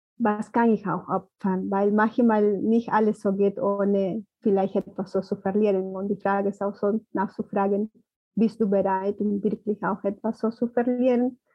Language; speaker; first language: German; non-native, fluent; Spanish